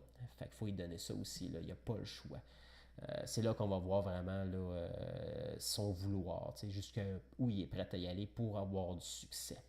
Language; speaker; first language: French; native; French